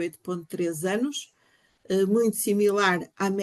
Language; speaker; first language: Portuguese; native; Portuguese